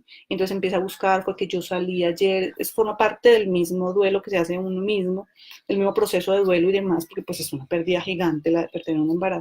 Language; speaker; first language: Spanish; native; Spanish